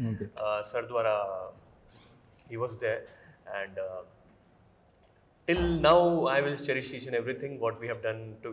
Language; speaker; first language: Telugu; non-native, fluent; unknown